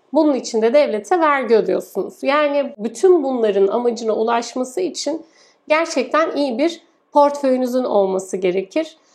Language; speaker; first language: Turkish; native; Turkish